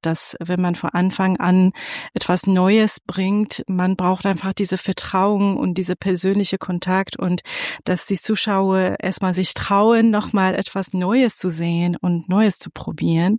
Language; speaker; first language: German; non-native, fluent; Persian